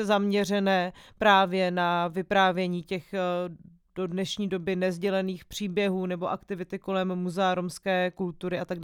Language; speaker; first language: Czech; native; Czech